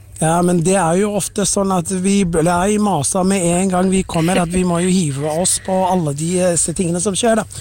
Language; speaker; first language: Norwegian; non-native, fluent; Somali